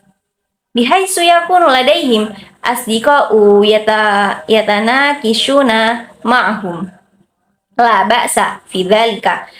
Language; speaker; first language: Arabic; non-native, learner; Indonesian